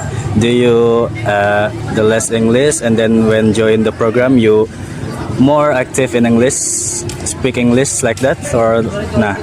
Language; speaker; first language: English; non-native, learner; Indonesian